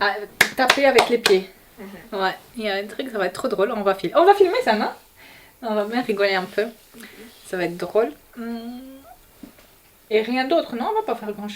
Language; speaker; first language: French; native; French